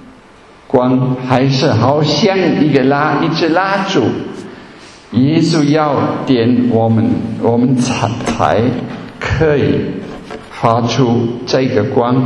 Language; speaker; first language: Chinese; non-native, fluent; German